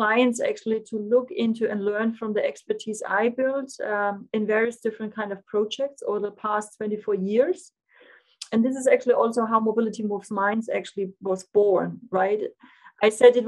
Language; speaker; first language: English; non-native, fluent; German